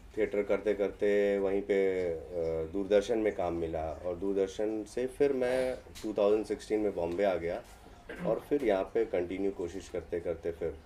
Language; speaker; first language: Hindi; native; Hindi